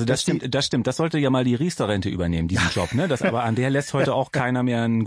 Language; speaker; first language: German; native; German